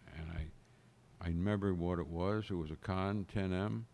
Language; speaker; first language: English; native; English